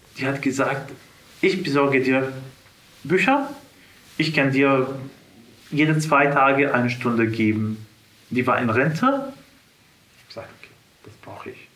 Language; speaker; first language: German; non-native, fluent; Arabic